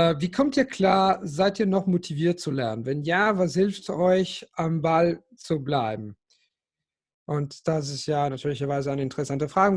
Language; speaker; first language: German; non-native, fluent; Italian